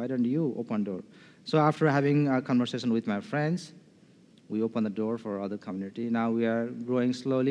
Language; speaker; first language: English; non-native, fluent; Nepali